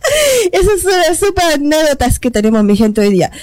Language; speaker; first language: Spanish; native; Spanish